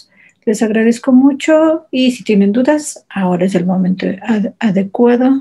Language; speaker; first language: Spanish; native; Spanish